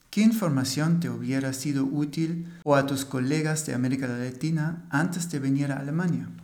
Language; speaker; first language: Spanish; non-native, fluent; German